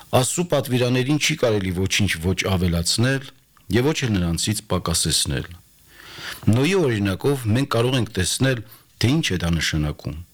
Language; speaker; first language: Armenian; native; Armenian